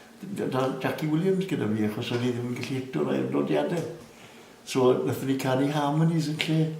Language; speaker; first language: Welsh; native; Welsh